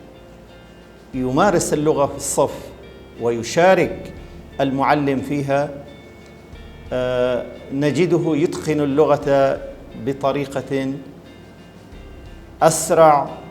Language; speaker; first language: Arabic; native; Arabic